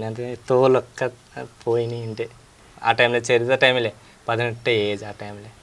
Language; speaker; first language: Malayalam; non-native, local second language; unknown